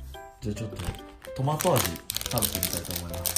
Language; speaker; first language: Japanese; native; Japanese